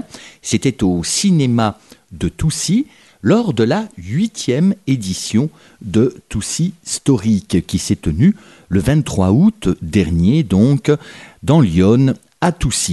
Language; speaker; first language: French; native; French